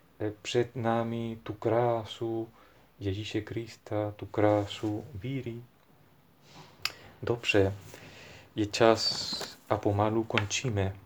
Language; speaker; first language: Czech; non-native, fluent; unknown